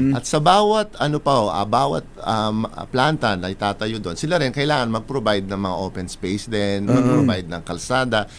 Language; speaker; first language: Filipino; non-native, local second language; Pampanga